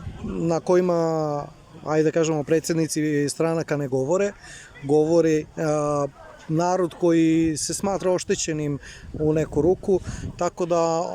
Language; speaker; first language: Bosnian; native; Bosnian